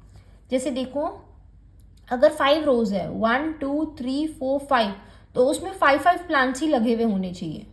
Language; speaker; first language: Hindi; native; Hindi